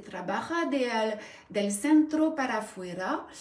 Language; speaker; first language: Spanish; non-native, learner; French